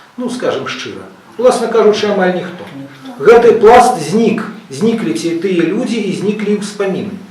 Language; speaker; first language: Belarusian; non-native, local second language; Russian